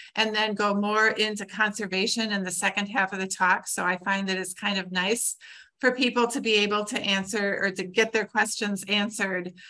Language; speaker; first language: English; native; English